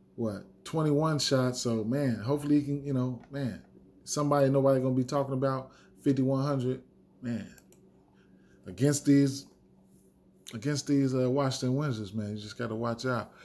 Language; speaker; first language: English; native; English